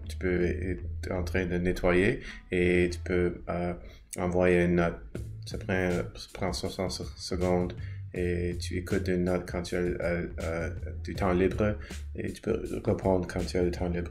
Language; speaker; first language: French; non-native, learner; English